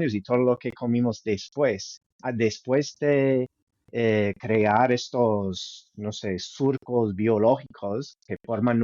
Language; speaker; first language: Spanish; non-native, fluent; English